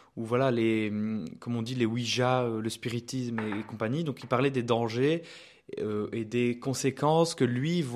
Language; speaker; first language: French; native; French